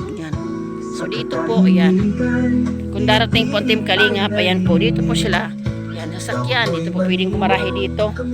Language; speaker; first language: Filipino; non-native, local second language; Masbatenyo